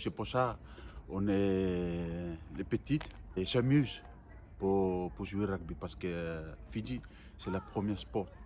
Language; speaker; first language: French; non-native, learner; Fijian